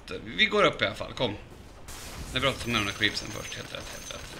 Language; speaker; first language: Swedish; native; Swedish